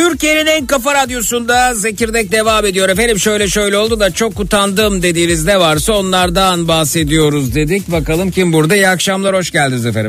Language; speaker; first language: Turkish; native; Turkish